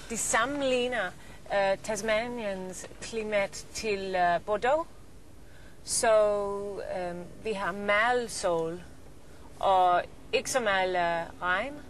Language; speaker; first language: Danish; non-native, learner; English